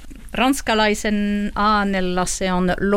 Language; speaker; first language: Finnish; non-native, learner; French